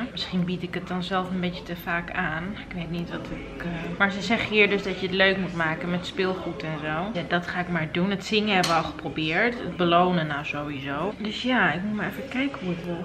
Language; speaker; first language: Dutch; native; Dutch